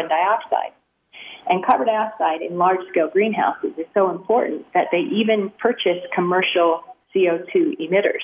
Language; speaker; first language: English; native; English